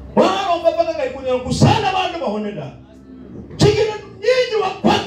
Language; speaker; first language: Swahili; non-native, local second language; Luyia